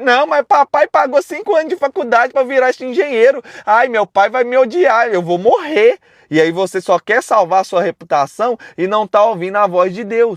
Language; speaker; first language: Portuguese; native; Portuguese